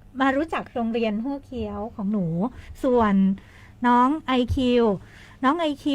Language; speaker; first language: Thai; native; Thai